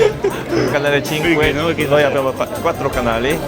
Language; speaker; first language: Italian; non-native, learner; Korean